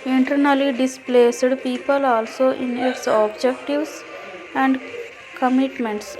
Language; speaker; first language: English; non-native, local second language; Kannada